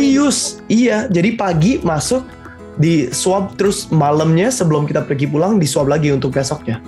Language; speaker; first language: Indonesian; early bilingual, heritage; Indonesian